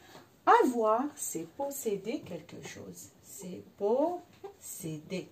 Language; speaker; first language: French; non-native, local second language; Arabic